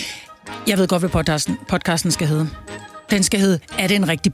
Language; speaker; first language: Danish; native; Danish